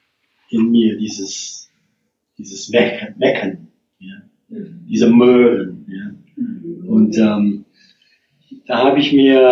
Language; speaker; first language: German; non-native, fluent; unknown